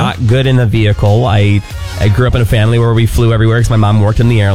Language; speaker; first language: English; native; English